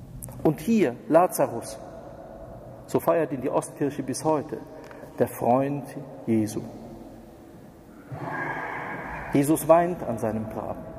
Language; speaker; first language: German; native; German